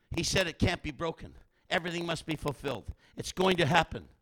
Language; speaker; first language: English; native; English